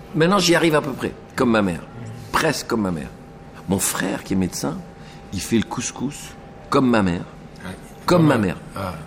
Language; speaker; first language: French; native; French